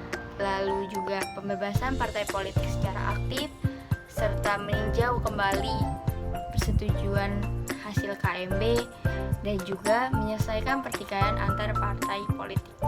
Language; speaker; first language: Indonesian; native; Indonesian